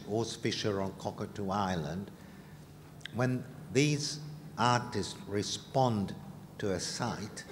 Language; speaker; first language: English; non-native, fluent; Hungarian